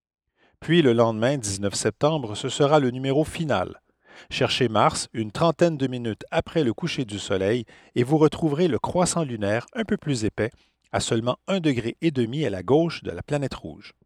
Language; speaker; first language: French; native; French